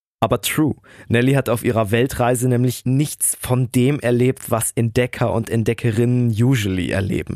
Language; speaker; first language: German; native; German